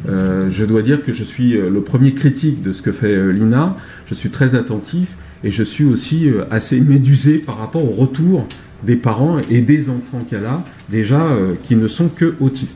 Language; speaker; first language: French; native; French